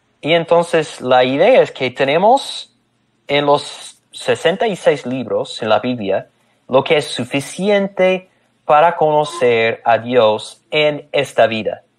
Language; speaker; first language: Spanish; non-native, fluent; English